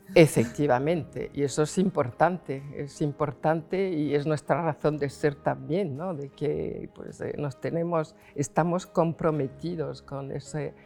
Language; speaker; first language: Spanish; non-native, fluent; French